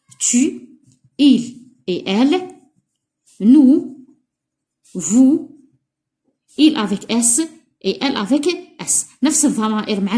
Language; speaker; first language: French; non-native, local second language; Arabic